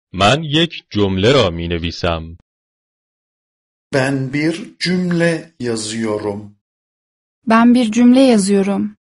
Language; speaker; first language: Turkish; non-native, fluent; Persian